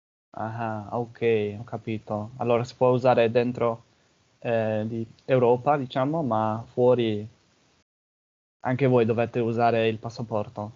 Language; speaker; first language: Italian; non-native, fluent; English